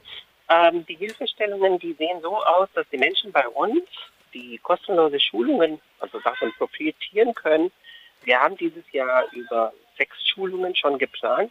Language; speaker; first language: German; non-native, fluent; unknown